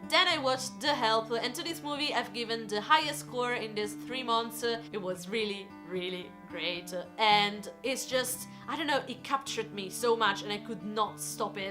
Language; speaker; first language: English; non-native, fluent; Italian